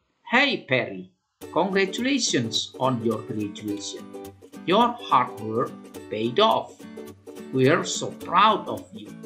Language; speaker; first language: English; non-native, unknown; Indonesian